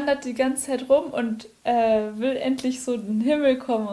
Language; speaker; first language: German; native; German